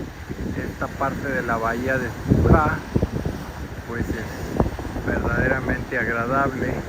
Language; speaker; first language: Spanish; native; Spanish